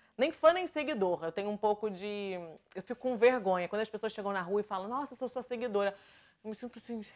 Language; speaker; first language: Portuguese; native; Portuguese